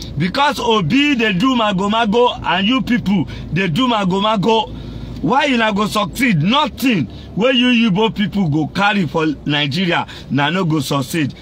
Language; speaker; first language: Nigerian Pidgin; non-native, local second language; Yoruba